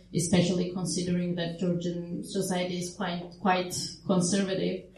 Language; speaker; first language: English; non-native, fluent; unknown